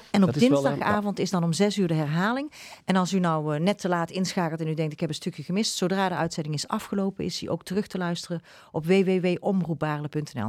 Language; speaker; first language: Dutch; native; Dutch